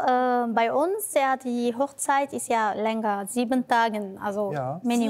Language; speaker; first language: German; non-native, learner; Arabic